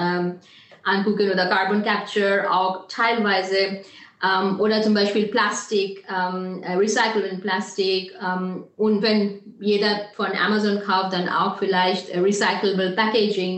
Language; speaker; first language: German; non-native, fluent; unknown